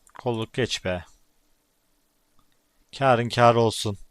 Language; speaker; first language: Turkish; native; Turkish